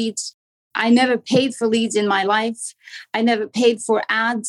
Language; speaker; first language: English; non-native, fluent; Romanian